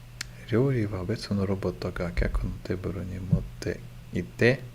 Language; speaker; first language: Japanese; non-native, learner; English